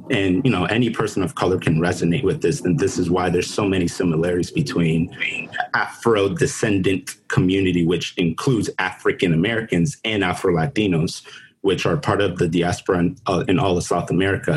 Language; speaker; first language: English; non-native, fluent; Spanish